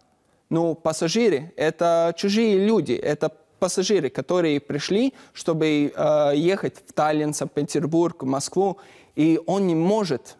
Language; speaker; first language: Russian; non-native, learner; Latvian